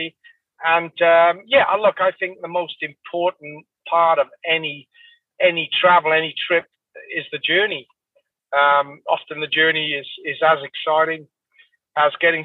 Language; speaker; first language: English; native; English